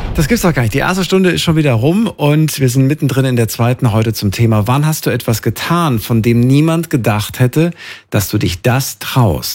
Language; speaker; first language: German; native; German